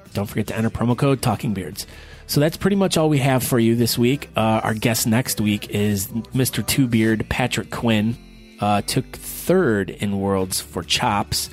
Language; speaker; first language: English; native; English